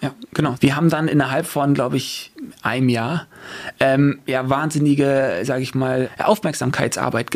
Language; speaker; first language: German; native; German